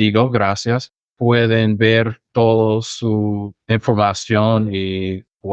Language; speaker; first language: Spanish; non-native, fluent; English